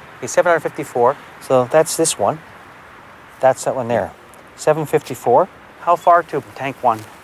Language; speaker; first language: English; native; English